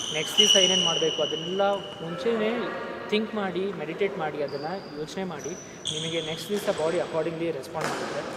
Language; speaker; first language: Kannada; non-native, local second language; Hindi